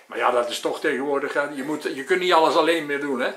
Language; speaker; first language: Dutch; native; Dutch